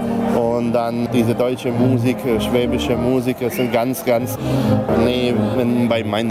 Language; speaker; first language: German; non-native, local second language; Hungarian